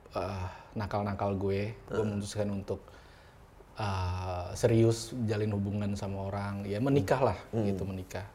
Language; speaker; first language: Indonesian; native; Indonesian